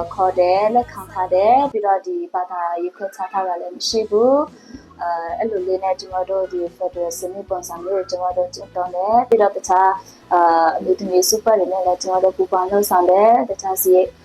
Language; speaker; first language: Burmese; non-native, local second language; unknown